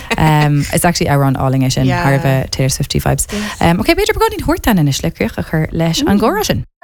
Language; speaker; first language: Irish; non-native, local second language; English